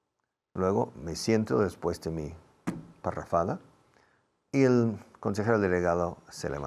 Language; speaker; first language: Spanish; non-native, fluent; English